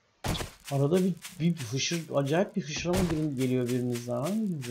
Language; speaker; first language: Turkish; native; Turkish